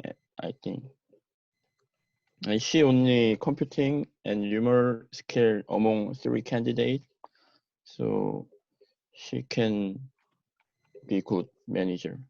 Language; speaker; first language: English; non-native, learner; Korean